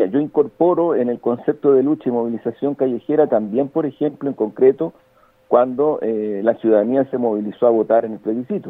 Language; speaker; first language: Spanish; native; Spanish